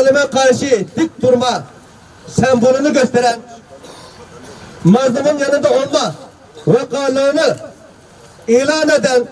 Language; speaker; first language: Turkish; non-native, fluent; Uyghur